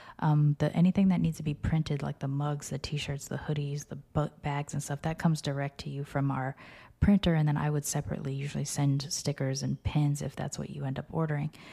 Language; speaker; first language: English; native; English